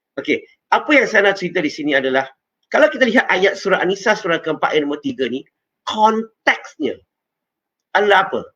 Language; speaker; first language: Malay; non-native, local second language; Chinese